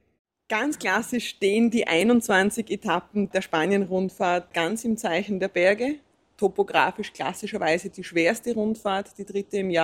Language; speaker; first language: German; native; German